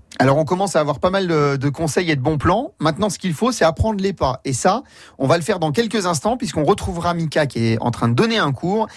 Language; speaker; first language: French; native; French